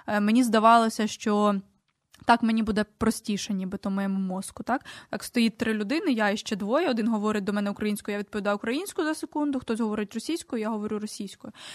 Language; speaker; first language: Ukrainian; native; Ukrainian